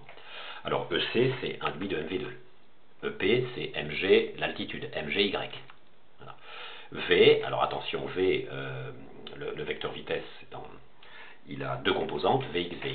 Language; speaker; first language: French; native; French